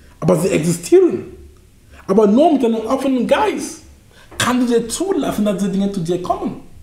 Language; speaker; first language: German; non-native, fluent; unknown